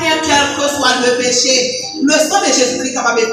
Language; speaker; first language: French; non-native, local second language; Haitian Creole